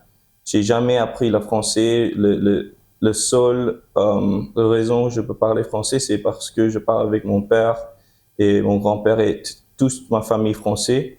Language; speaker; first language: French; early bilingual, heritage; French